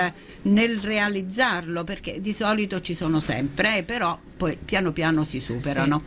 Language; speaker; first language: Italian; native; Italian